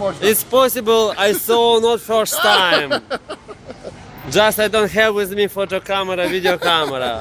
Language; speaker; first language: English; non-native, learner; Russian